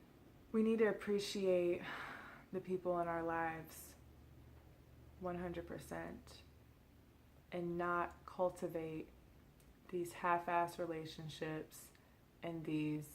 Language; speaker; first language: English; native; English